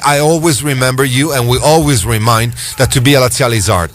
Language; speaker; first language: English; non-native, fluent; Italian